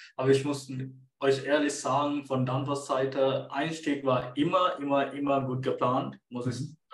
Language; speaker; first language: German; non-native, fluent; Sinhala